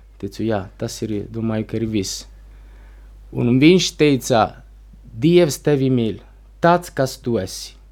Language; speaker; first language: Latvian; non-native, learner; Italian